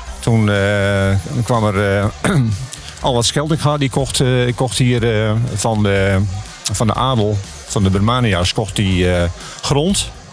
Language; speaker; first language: Dutch; native; Dutch